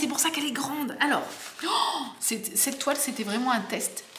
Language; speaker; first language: French; native; French